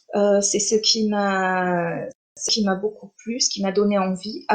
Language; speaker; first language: French; early bilingual, other home language; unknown